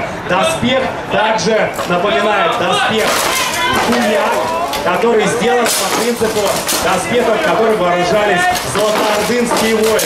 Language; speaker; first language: Russian; native; Russian